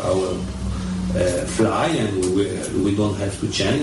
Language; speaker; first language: English; early bilingual, other home language; French